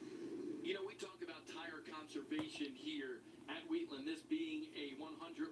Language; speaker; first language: English; native; English